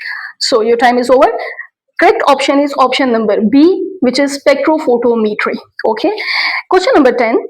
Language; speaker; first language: English; non-native, local second language; Urdu